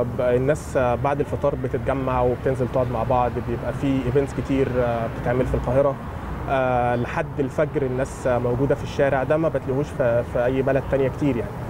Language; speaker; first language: Arabic; early bilingual, other home language; English